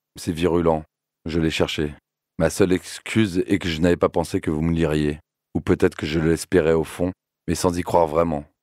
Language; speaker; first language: French; native; French